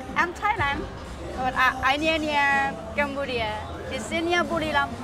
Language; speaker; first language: English; non-native, learner; Thai